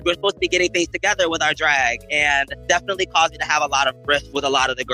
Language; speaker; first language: English; native; English